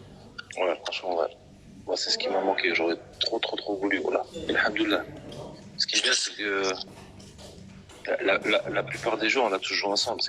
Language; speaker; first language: French; native; French